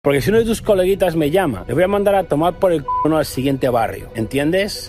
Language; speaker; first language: Spanish; native; Spanish